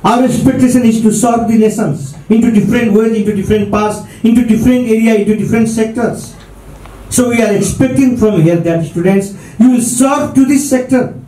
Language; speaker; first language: English; non-native, local second language; Nepali